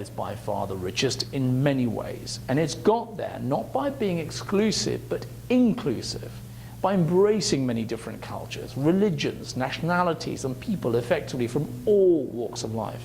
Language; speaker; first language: English; native; English